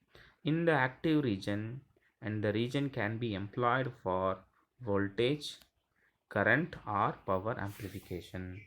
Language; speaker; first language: English; non-native, local second language; Tamil